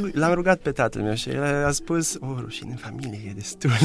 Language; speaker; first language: Romanian; early bilingual, heritage; Romanian